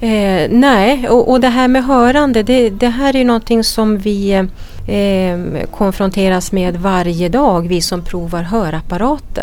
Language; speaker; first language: Swedish; native; Swedish